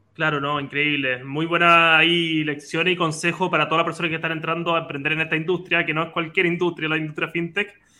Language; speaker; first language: Spanish; native; Spanish